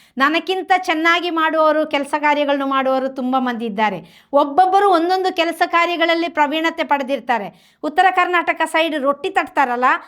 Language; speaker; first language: Kannada; native; Kannada